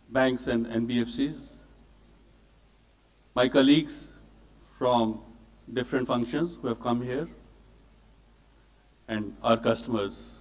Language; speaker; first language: English; non-native, local second language; Hindi